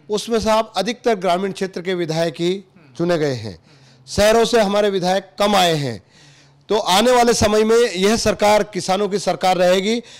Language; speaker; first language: Hindi; native; Hindi